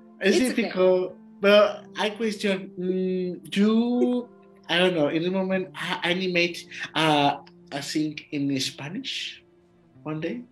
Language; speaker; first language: English; non-native, learner; Spanish